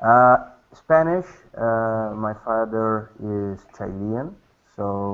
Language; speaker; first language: English; non-native, learner; Portuguese